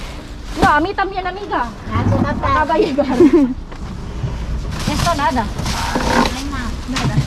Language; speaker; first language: Spanish; non-native, learner; Filipino